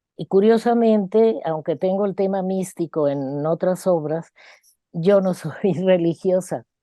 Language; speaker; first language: Spanish; native; Spanish